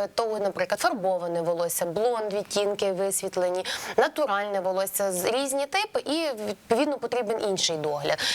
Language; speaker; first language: Ukrainian; native; Ukrainian